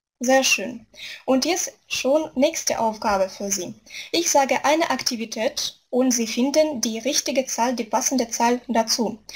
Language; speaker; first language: German; non-native, fluent; Russian